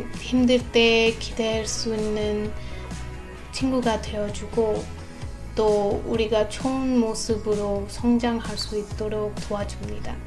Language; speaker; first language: Korean; non-native, fluent; Bangla